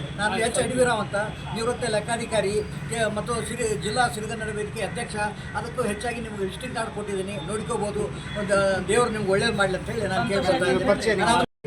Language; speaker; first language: Kannada; native; Kannada